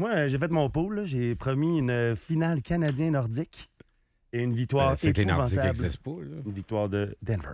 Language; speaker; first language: French; native; French